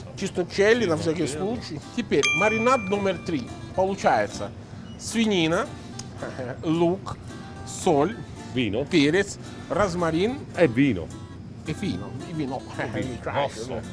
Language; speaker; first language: Russian; non-native, fluent; Italian